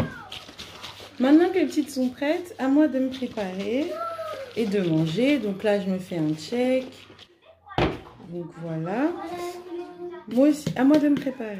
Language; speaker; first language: French; native; French